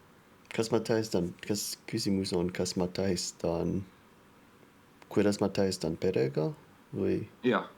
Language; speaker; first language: Estonian; non-native, learner; English